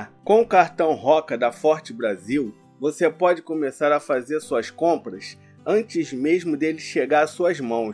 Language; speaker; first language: Portuguese; native; Portuguese